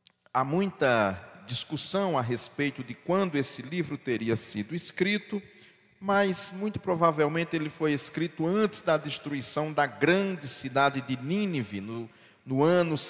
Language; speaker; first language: Portuguese; native; Portuguese